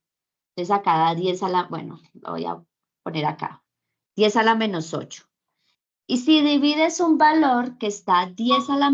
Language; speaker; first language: Spanish; native; Spanish